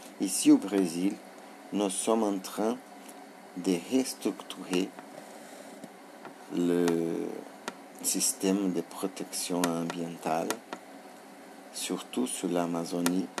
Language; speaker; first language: French; non-native, learner; Portuguese